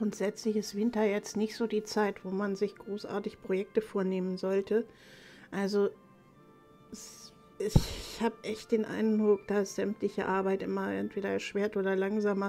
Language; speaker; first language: German; native; German